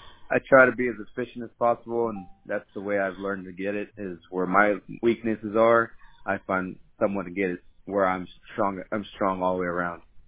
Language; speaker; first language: English; early bilingual, other home language; Spanish